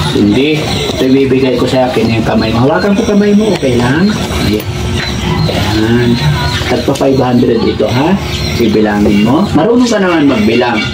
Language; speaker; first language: Filipino; native; Filipino